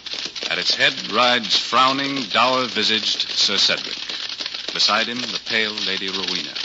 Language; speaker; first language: English; native; English